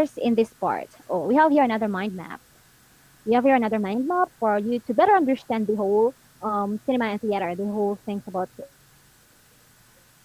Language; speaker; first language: English; non-native, local second language; Filipino